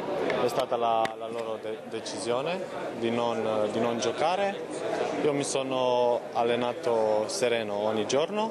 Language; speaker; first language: Italian; non-native, learner; Romanian